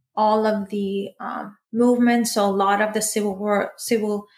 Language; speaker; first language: English; early bilingual, other home language; Persian